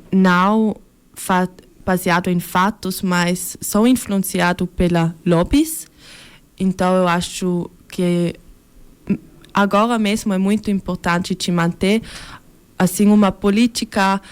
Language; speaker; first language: Portuguese; early bilingual, heritage; Portuguese